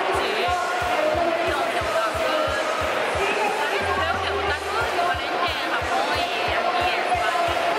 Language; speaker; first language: Spanish; non-native, learner; Japanese